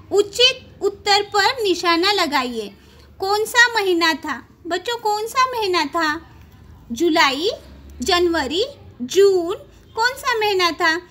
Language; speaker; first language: Hindi; non-native, local second language; Marathi